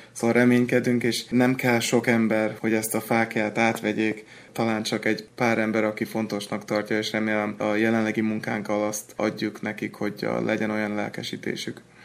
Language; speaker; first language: Hungarian; early bilingual, heritage; Hungarian